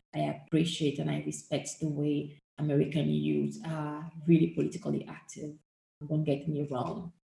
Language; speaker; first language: English; non-native, fluent; French